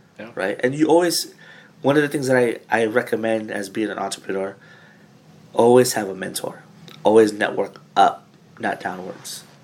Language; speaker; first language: English; early bilingual, other home language; Filipino